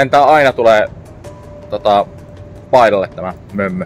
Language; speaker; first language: Finnish; native; Finnish